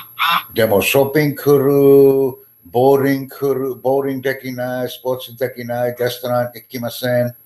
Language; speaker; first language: Japanese; non-native, learner; English